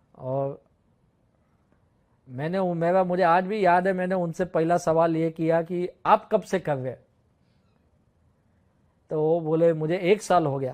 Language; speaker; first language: Hindi; native; Hindi